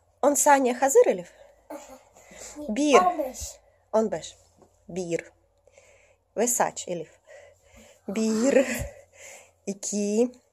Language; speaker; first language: Turkish; non-native, learner; Russian